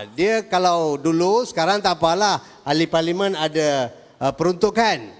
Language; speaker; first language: Malay; non-native, local second language; Tamil